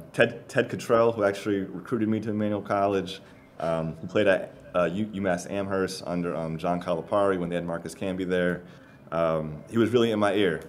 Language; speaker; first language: English; native; English